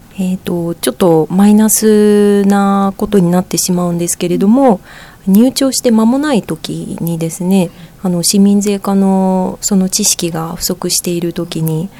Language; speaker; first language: Japanese; native; Japanese